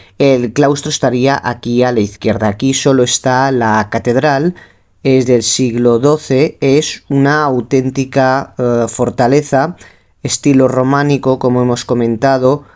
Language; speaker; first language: Spanish; native; Spanish